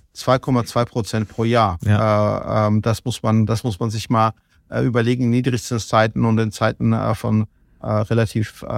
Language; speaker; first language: German; non-native, fluent; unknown